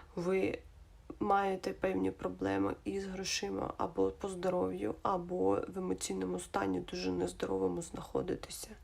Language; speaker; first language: Ukrainian; non-native, local second language; Russian